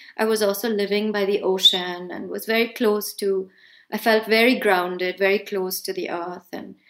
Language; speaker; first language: English; non-native, local second language; Hindi